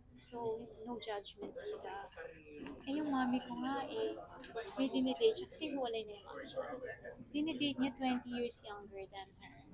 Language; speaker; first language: Filipino; native; Filipino